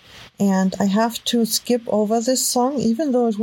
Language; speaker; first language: English; non-native, fluent; German